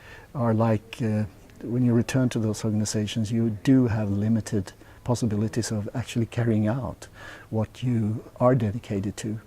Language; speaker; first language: English; non-native, fluent; Swedish